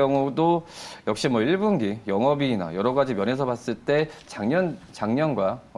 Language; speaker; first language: Korean; native; Korean